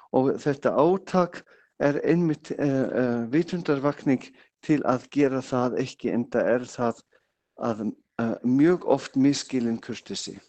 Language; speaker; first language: Icelandic; non-native, fluent; German